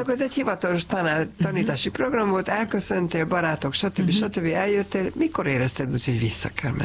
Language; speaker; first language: Hungarian; native; Hungarian